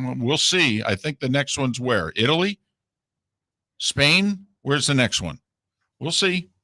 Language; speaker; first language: English; native; English